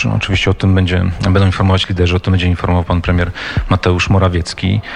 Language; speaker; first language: Polish; native; Polish